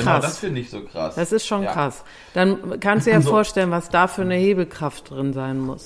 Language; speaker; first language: German; native; German